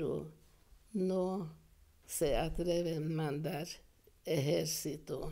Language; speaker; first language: Spanish; non-native, fluent; Hungarian